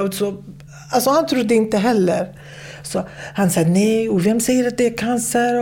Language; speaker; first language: Swedish; non-native, fluent; Kurdish